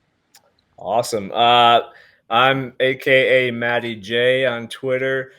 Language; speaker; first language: English; native; English